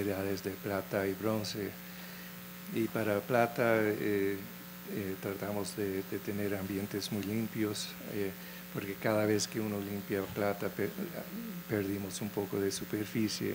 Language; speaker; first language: Spanish; non-native, fluent; English